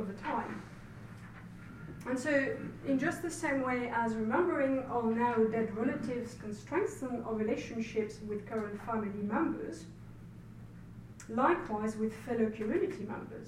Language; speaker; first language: English; non-native, fluent; French